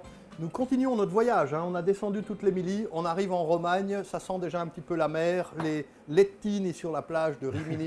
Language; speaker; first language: French; native; French